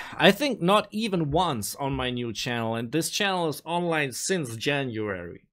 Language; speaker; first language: English; non-native, fluent; German